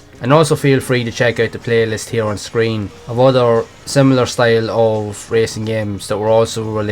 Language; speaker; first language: English; native; English